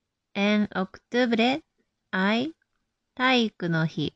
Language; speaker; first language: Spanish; non-native, fluent; Japanese